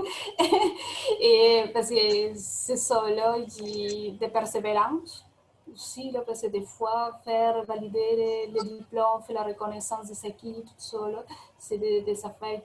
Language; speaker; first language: French; non-native, fluent; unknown